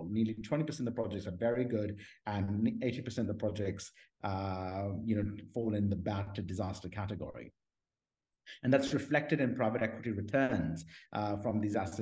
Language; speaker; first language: English; non-native, local second language; Urdu